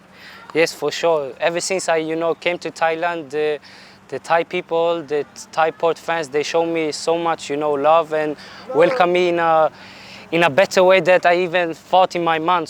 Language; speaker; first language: English; non-native, fluent; Swedish